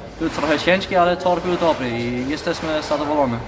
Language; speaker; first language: Polish; non-native, learner; Danish